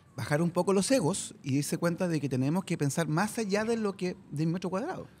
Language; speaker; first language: Spanish; native; Spanish